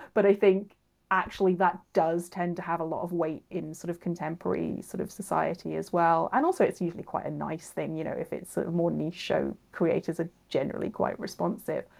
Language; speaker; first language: English; native; English